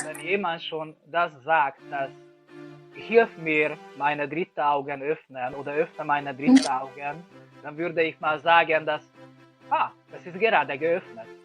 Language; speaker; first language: German; non-native, learner; Hungarian